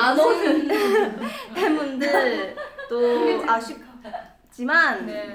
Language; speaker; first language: Korean; non-native, learner; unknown